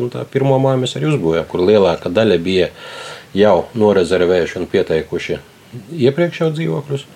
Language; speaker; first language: Latvian; native; Latvian